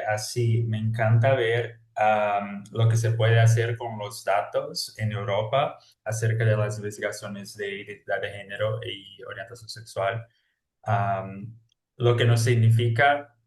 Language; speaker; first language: Spanish; non-native, fluent; Portuguese